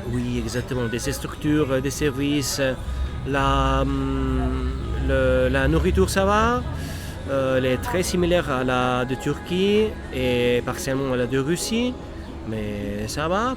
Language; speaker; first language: French; non-native, fluent; Italian